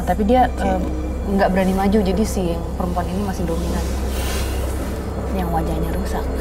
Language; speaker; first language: Indonesian; native; Indonesian